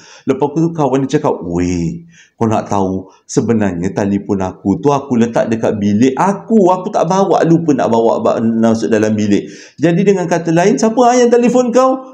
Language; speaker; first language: Malay; native; Malay